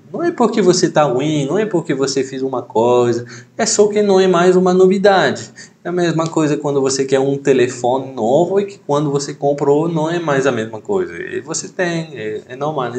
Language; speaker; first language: Portuguese; non-native, fluent; French